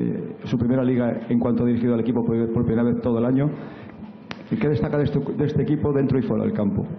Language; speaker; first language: Spanish; native; Spanish